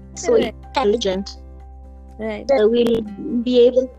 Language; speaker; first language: English; non-native, fluent; Italian